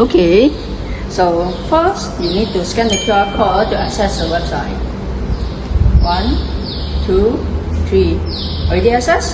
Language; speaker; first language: English; non-native, learner; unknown